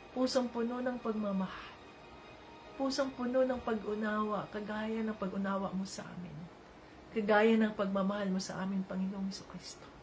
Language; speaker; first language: Filipino; native; Filipino